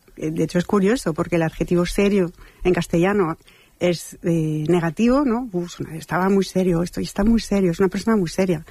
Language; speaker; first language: Spanish; non-native, fluent; French